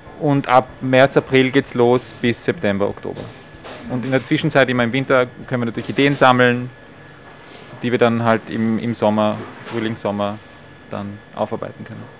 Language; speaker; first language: German; non-native, fluent; Italian